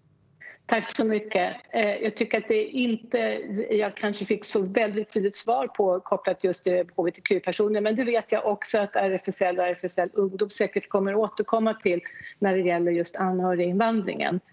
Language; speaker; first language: Swedish; native; Swedish